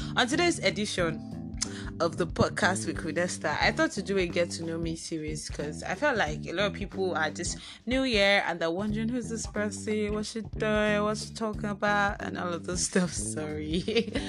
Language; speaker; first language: English; non-native, local second language; Yoruba